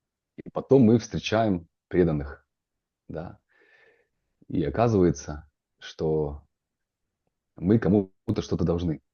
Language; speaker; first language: Russian; native; Russian